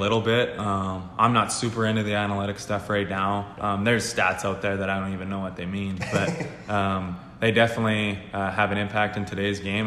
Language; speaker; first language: English; native; English